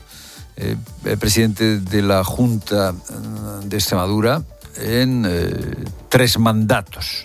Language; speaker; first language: Spanish; native; Spanish